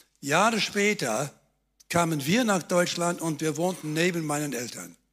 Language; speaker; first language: German; native; German